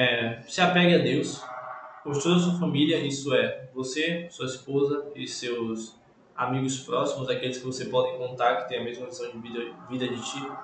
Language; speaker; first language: Portuguese; native; Portuguese